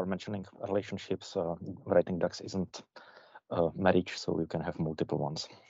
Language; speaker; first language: English; non-native, fluent; Czech